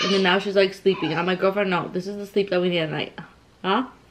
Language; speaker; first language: English; early bilingual, other home language; Spanish